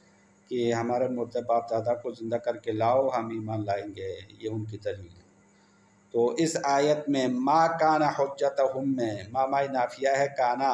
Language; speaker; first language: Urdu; non-native, local second language; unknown